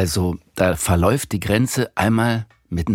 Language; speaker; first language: German; native; German